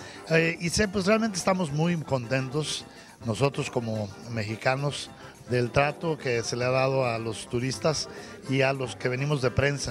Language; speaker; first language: Spanish; native; Spanish